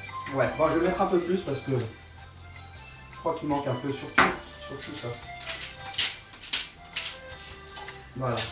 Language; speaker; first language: French; non-native, learner; Spanish